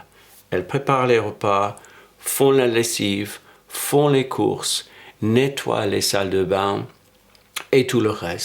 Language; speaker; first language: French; non-native, fluent; English